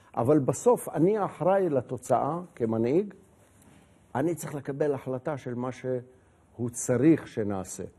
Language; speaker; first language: Hebrew; native; Hebrew